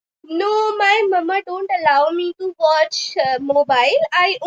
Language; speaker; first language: English; non-native, local second language; Hindi